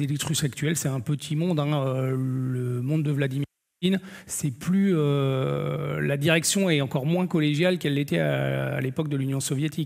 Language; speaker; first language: French; native; French